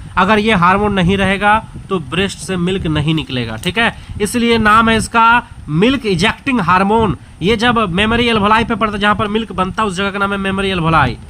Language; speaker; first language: Hindi; native; Hindi